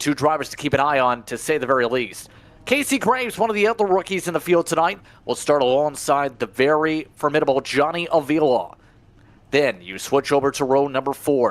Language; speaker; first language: English; native; English